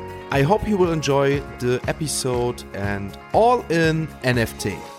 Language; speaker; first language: English; non-native, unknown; German